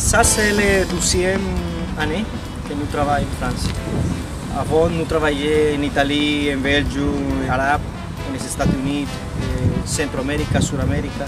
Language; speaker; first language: French; non-native, learner; Spanish